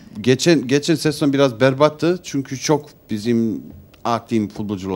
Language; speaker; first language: Turkish; non-native, learner; Serbian